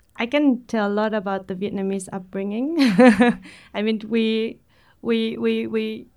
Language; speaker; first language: English; early bilingual, other home language; Vietnamese